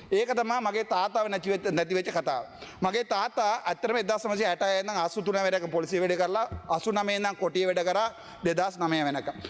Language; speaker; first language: Sinhala; non-native, local second language; Tamil